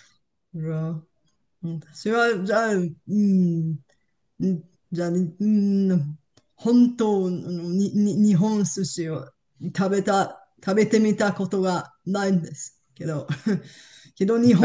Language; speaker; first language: Japanese; non-native, learner; Bulgarian